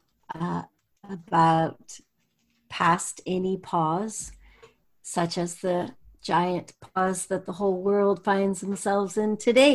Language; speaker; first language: English; native; English